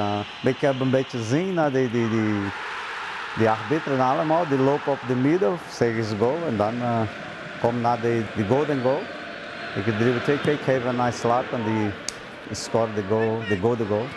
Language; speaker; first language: Dutch; non-native, learner; Portuguese